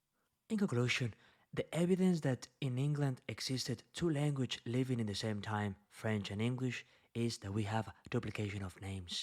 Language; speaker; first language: English; non-native, fluent; Spanish